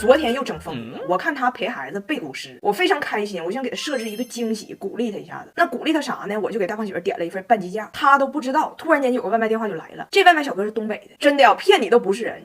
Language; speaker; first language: Chinese; native; Chinese